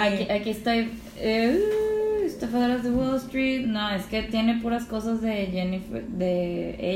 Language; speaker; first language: Spanish; native; Spanish